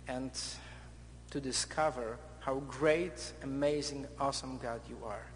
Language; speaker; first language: English; non-native, fluent; Polish